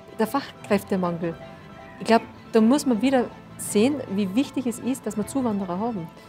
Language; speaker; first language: German; early bilingual, other home language; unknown